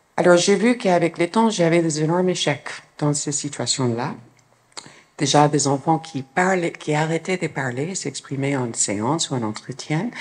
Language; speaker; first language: French; non-native, fluent; English